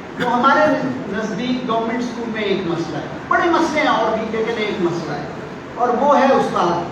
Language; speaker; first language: Urdu; non-native, local second language; Punjabi